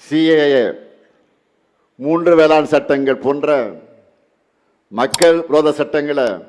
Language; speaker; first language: Tamil; native; Tamil